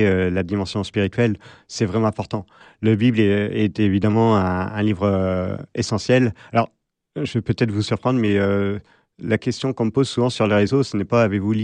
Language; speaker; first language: French; native; French